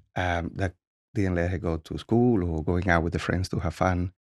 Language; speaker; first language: English; non-native, fluent; Spanish